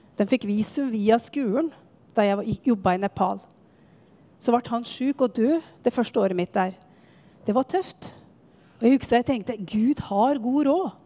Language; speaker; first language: Norwegian; native; Norwegian